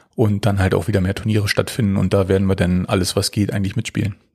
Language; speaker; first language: German; native; German